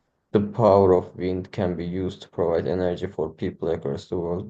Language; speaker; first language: English; non-native, fluent; Turkish